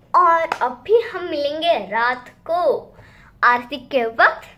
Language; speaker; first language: Hindi; non-native, local second language; Gujarati